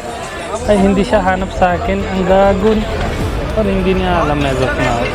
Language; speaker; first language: Filipino; non-native, learner; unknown